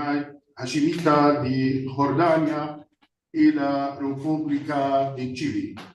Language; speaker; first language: Spanish; non-native, learner; Arabic